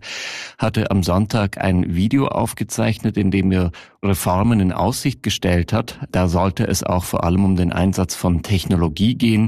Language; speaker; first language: German; native; German